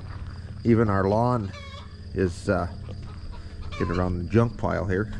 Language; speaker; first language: English; native; English